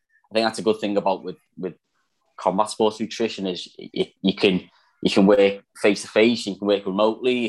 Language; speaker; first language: English; native; English